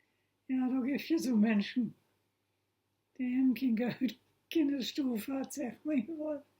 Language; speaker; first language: German; non-native, local second language; Low German